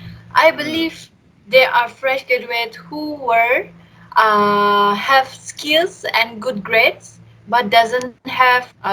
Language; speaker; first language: English; non-native, local second language; Malay